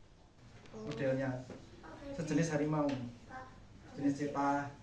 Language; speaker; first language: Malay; non-native, local second language; Javanese